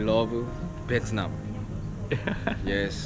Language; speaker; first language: English; non-native, learner; Korean